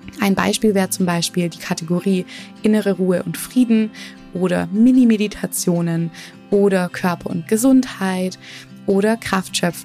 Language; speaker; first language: German; native; German